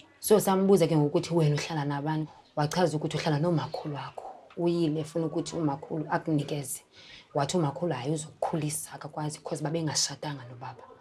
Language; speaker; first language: Zulu; non-native, local second language; Xhosa